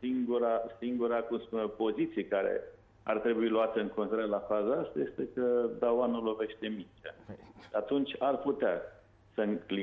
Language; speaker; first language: Romanian; native; Romanian